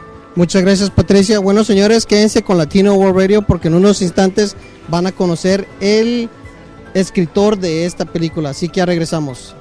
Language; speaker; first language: Spanish; native; Spanish